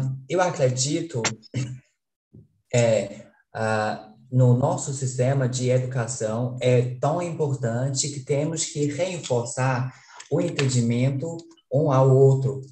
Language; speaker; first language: Portuguese; non-native, fluent; Chinese